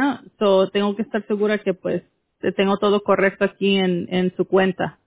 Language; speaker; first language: Spanish; early bilingual, heritage; English